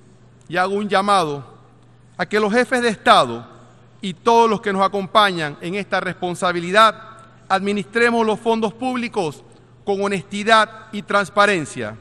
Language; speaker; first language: Spanish; native; Spanish